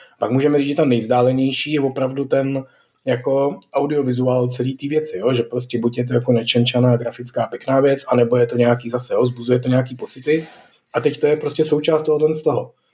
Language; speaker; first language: Czech; native; Czech